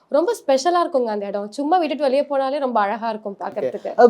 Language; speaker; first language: Tamil; native; Tamil